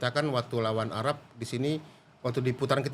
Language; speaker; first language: Indonesian; native; Indonesian